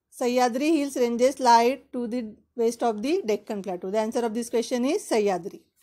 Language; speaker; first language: English; non-native, local second language; Marathi